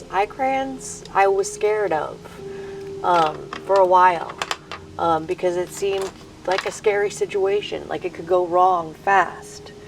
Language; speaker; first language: English; native; English